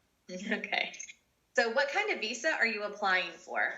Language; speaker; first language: English; native; English